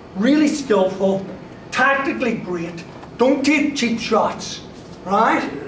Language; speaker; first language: English; native; English